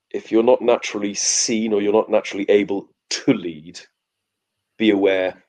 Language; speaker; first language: English; native; English